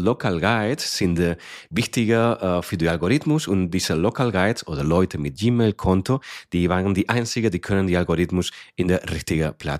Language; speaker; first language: German; non-native, fluent; Spanish